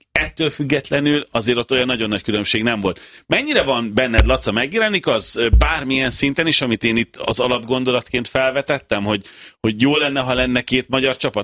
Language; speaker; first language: Hungarian; native; Hungarian